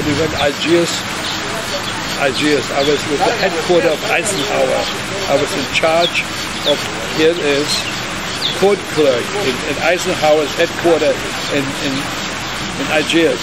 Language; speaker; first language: English; non-native, fluent; German